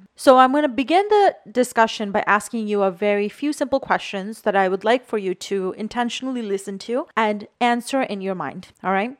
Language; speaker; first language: English; non-native, local second language; Bangla